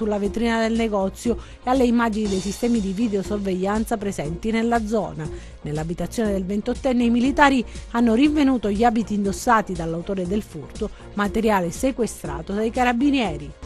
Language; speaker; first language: Italian; native; Italian